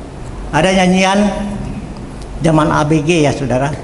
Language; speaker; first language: Indonesian; native; Indonesian